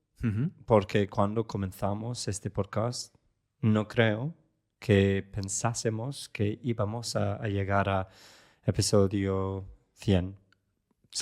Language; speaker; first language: Spanish; non-native, fluent; English